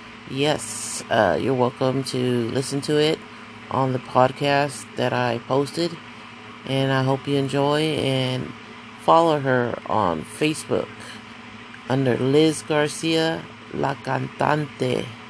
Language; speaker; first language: English; early bilingual, other home language; Spanish